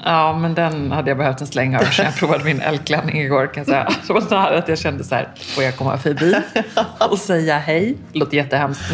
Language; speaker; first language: Swedish; native; Swedish